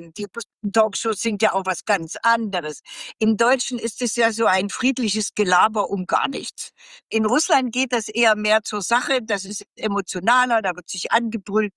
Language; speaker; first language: German; native; German